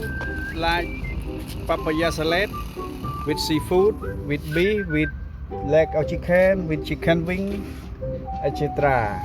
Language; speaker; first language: English; non-native, learner; Khmer